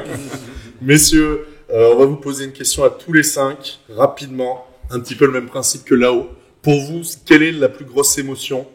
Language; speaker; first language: French; native; French